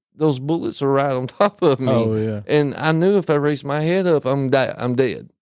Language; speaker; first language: English; native; English